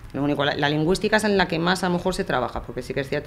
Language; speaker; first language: Spanish; native; Spanish